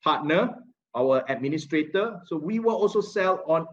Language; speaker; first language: English; non-native, local second language; Malay